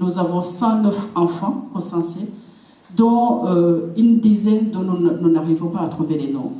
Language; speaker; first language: French; non-native, local second language; Kinyarwanda